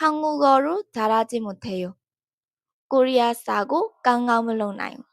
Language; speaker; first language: Korean; non-native, learner; Burmese